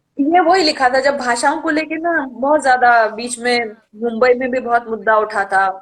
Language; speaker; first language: Hindi; native; Hindi